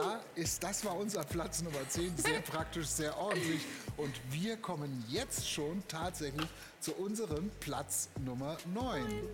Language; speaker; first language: German; native; German